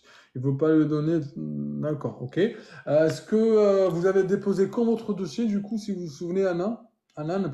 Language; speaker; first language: French; native; French